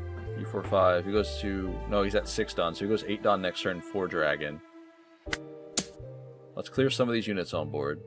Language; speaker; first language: English; native; English